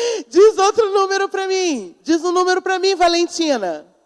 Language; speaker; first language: Portuguese; native; Portuguese